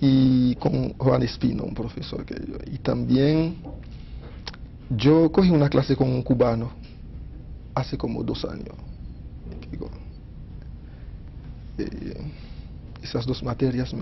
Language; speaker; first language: Spanish; non-native, fluent; Haitian Creole